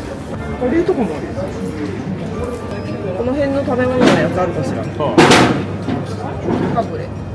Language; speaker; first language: Japanese; native; Japanese